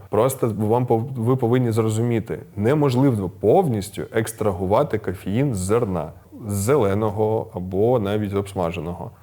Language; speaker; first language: Ukrainian; non-native, local second language; Russian